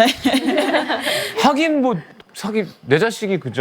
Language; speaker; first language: Korean; native; Korean